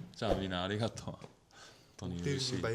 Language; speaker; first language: Japanese; non-native, learner; English